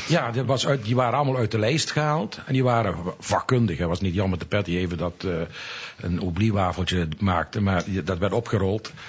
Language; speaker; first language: Dutch; native; Dutch